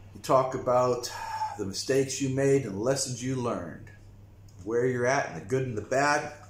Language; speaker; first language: English; native; English